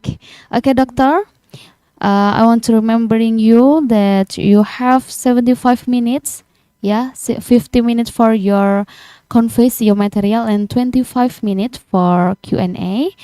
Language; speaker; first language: English; non-native, learner; Indonesian